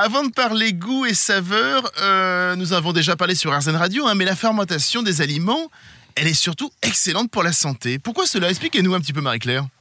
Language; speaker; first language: French; native; French